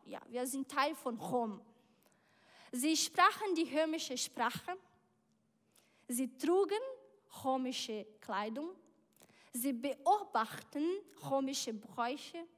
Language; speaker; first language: German; non-native, learner; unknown